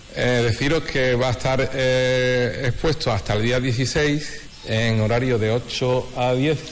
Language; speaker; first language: Spanish; native; Spanish